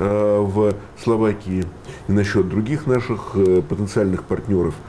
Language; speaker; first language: Russian; native; Russian